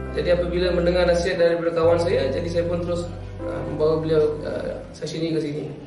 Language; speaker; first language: Malay; non-native, local second language; Tamil